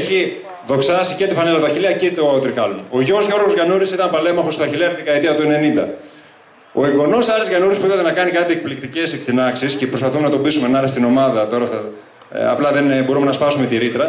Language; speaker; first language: Greek; native; Greek